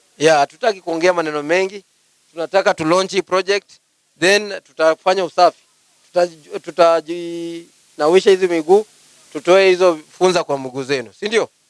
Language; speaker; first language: Swahili; non-native, local second language; Luyia